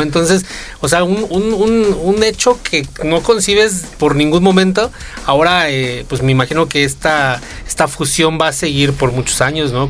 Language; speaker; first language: Spanish; native; Spanish